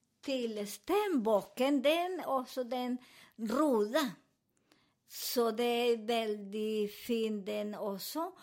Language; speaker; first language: Swedish; non-native, learner; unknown